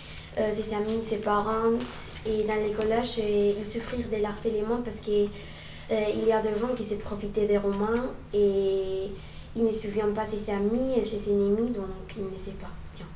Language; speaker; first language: French; non-native, learner; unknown